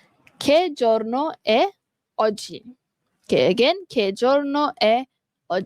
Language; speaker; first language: Italian; non-native, fluent; Malay